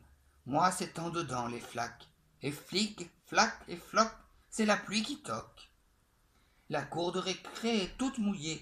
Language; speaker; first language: French; native; French